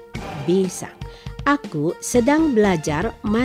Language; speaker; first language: Japanese; non-native, fluent; Indonesian